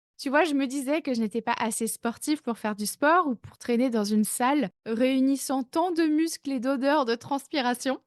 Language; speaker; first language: French; native; French